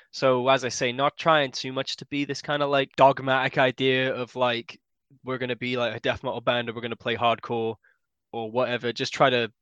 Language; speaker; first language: English; native; English